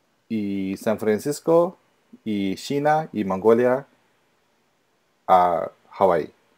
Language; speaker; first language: Spanish; non-native, learner; English